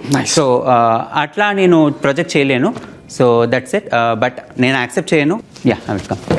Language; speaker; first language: Telugu; native; Telugu